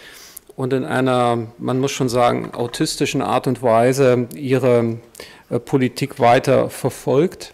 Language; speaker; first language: German; native; German